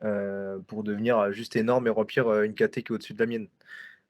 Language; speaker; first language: French; native; French